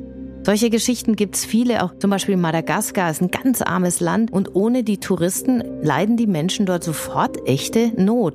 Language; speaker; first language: German; native; German